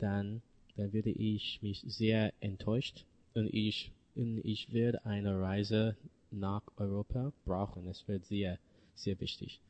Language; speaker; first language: German; non-native, learner; English